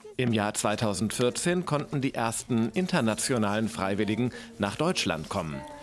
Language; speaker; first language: German; native; German